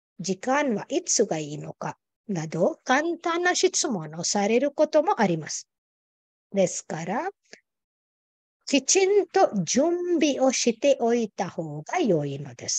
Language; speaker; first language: Japanese; non-native, fluent; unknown